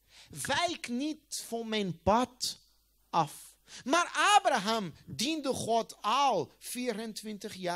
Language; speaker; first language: Dutch; non-native, fluent; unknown